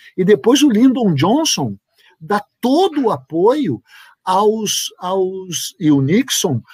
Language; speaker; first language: Portuguese; native; Portuguese